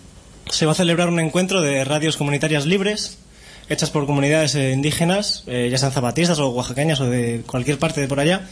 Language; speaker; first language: Spanish; native; Spanish